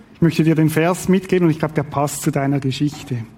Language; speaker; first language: German; native; German